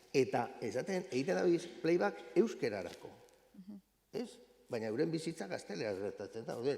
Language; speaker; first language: Basque; native; Basque